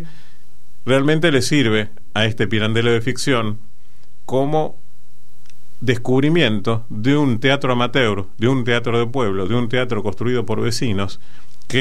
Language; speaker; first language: Spanish; native; Spanish